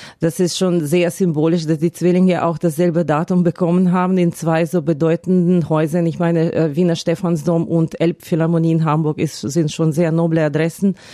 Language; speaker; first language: German; non-native, fluent; Ukrainian